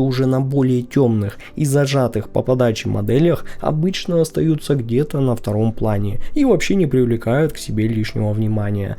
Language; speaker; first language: Russian; native; Russian